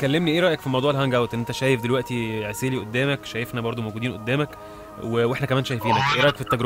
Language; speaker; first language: Arabic; native; Arabic